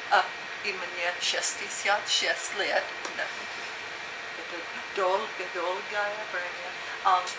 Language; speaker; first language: Russian; non-native, learner; English